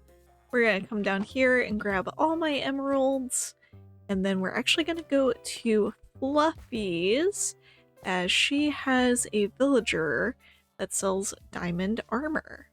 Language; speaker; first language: English; native; English